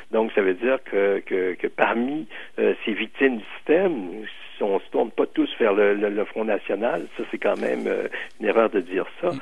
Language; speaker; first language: French; native; French